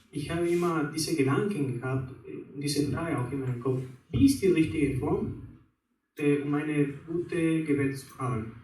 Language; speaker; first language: German; non-native, fluent; Spanish